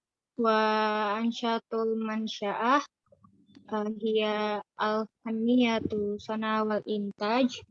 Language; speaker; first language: Arabic; non-native, learner; Indonesian